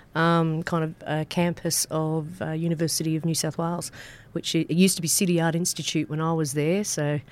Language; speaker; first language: English; native; English